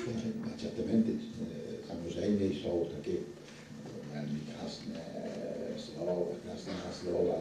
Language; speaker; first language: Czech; non-native, learner; Italian